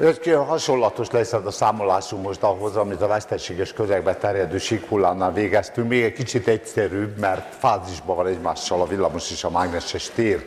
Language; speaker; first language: Hungarian; native; Hungarian